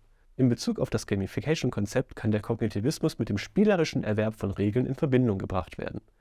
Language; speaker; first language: German; native; German